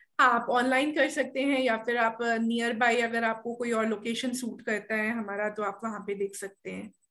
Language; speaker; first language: Hindi; native; Hindi